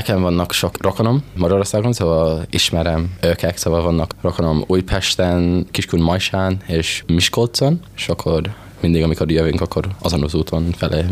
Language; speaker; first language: Hungarian; early bilingual, heritage; English